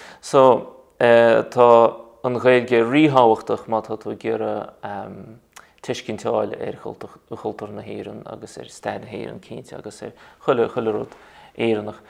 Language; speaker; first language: Irish; non-native, fluent; Russian